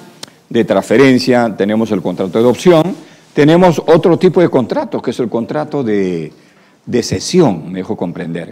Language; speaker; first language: Spanish; native; Spanish